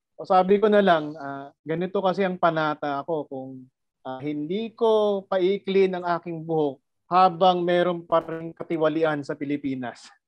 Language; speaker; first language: Filipino; non-native, local second language; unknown